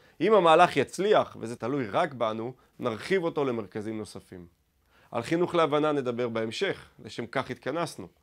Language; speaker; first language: Hebrew; native; Hebrew